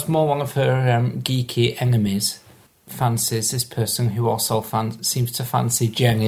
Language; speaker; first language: English; native; English